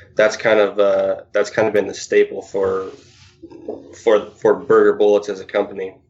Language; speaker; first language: English; native; English